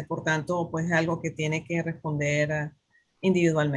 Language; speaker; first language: Spanish; native; Spanish